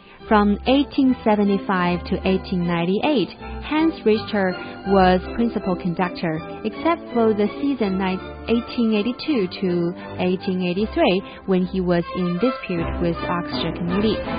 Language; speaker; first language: English; non-native, fluent; Chinese